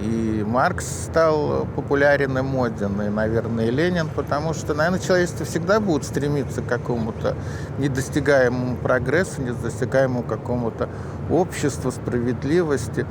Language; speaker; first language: Russian; native; Russian